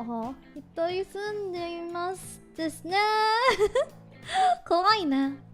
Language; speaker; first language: Japanese; non-native, learner; English